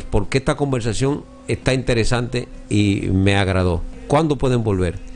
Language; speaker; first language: Spanish; native; Spanish